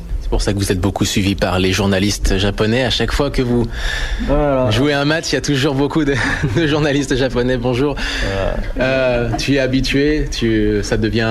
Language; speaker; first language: French; native; French